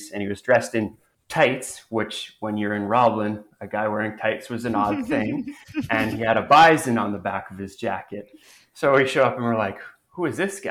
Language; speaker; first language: English; native; English